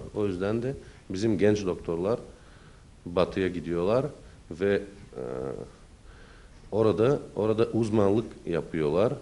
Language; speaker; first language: Turkish; early bilingual, heritage; Turkish